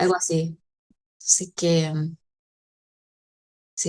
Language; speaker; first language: Spanish; non-native, fluent; Korean